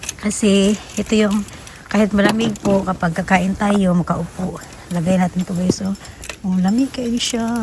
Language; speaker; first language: Filipino; non-native, local second language; Cebuano